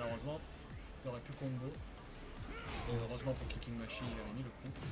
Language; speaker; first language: French; native; French